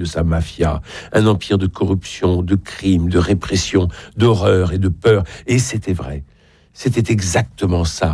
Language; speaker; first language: French; native; French